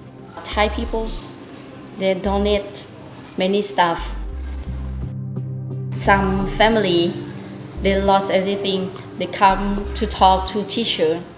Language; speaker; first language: English; non-native, learner; Thai